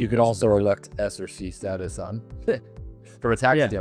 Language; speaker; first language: English; native; English